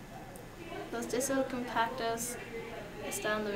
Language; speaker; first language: Spanish; non-native, learner; English